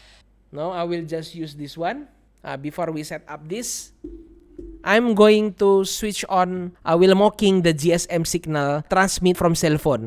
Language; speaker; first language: English; non-native, learner; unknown